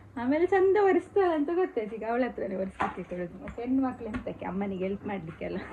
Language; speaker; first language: Kannada; non-native, local second language; Tulu